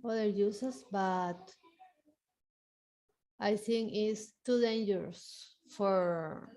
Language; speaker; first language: English; non-native, learner; Spanish